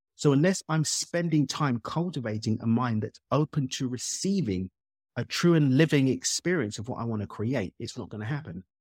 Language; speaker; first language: English; native; English